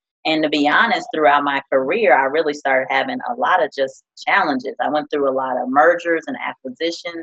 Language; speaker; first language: English; native; English